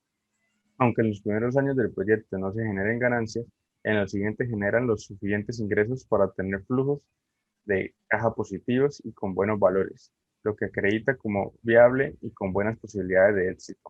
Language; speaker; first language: Spanish; native; Spanish